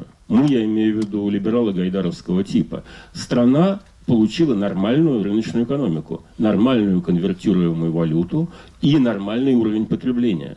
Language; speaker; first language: Russian; native; Russian